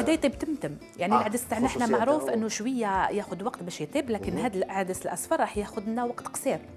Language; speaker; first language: Arabic; native; Arabic